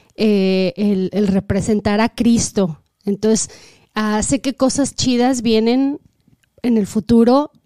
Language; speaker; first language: Spanish; native; Spanish